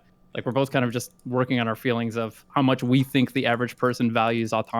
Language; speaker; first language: English; native; English